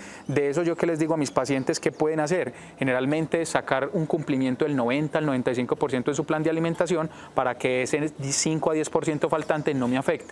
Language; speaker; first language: Spanish; native; Spanish